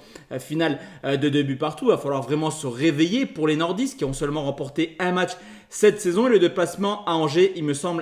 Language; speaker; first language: French; native; French